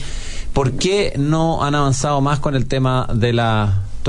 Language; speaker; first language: Spanish; native; Spanish